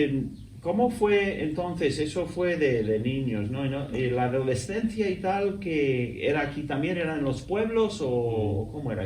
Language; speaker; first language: Spanish; non-native, fluent; English